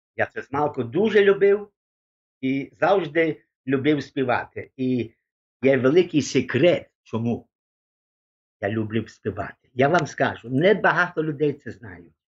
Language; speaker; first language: Ukrainian; early bilingual, heritage; Ukrainian